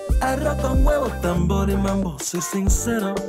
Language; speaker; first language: Spanish; native; Spanish